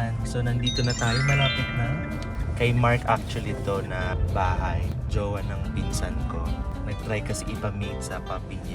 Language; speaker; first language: Filipino; non-native, local second language; Bikol